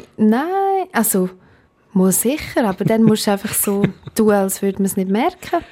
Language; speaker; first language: German; native; German